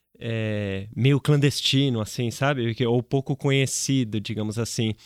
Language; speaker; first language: Portuguese; native; Portuguese